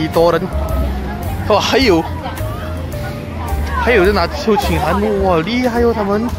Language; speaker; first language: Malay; non-native, local second language; Chinese